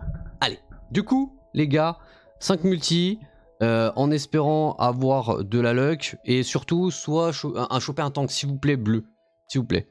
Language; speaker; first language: French; native; French